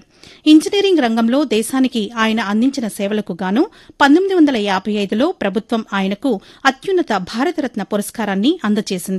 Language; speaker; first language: Telugu; native; Telugu